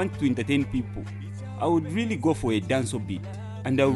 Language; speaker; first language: English; non-native, local second language; Bemba